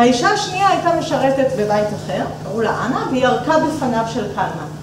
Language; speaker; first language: Hebrew; native; Hebrew